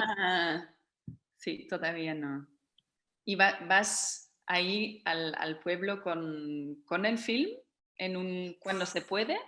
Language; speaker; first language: Spanish; non-native, fluent; Dutch